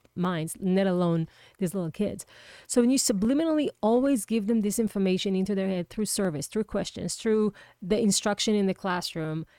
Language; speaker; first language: English; non-native, fluent; Hebrew